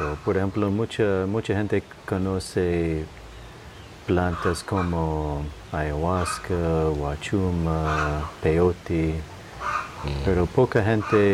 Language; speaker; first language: Spanish; non-native, fluent; English